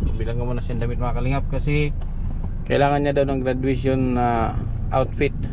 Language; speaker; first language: Filipino; non-native, local second language; Cebuano